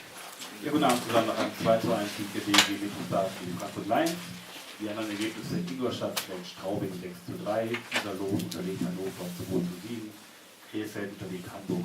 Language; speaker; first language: German; native; German